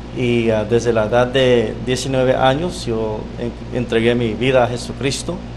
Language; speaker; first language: Spanish; non-native, fluent; English